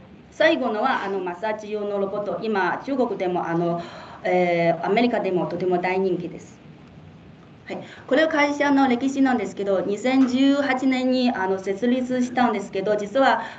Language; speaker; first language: Japanese; non-native, fluent; Chinese